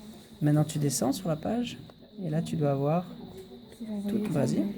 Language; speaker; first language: French; native; French